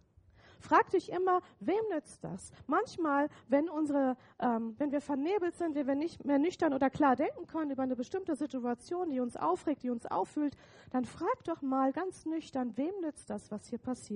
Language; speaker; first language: German; native; German